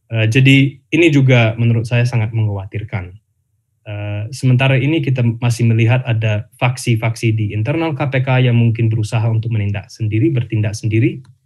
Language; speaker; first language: Indonesian; non-native, fluent; English